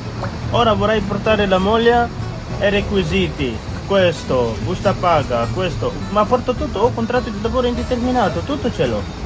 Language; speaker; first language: Italian; non-native, learner; Urdu